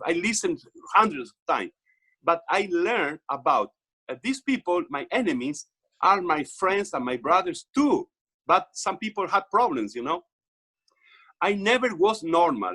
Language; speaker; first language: English; non-native, learner; Portuguese